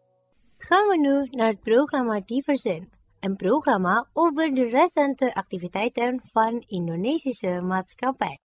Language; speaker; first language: Dutch; non-native, fluent; Indonesian